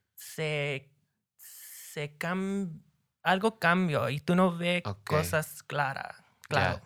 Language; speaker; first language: Spanish; early bilingual, heritage; Spanish